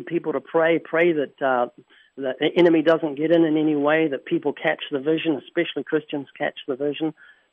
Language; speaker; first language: English; native; English